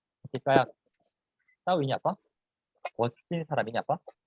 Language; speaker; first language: Indonesian; non-native, fluent; Korean